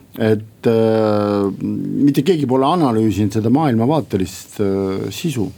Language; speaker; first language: Estonian; non-native, local second language; Russian